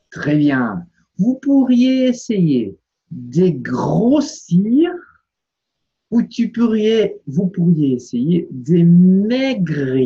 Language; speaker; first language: French; non-native, fluent; Portuguese